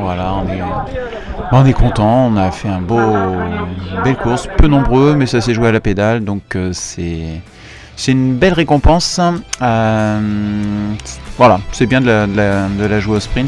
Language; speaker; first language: French; native; French